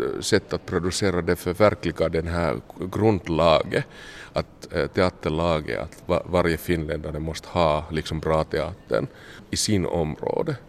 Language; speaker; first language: Swedish; non-native, local second language; Finnish